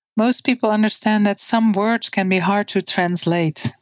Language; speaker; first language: English; non-native, fluent; Dutch